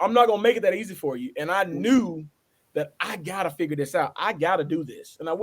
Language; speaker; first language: English; native; English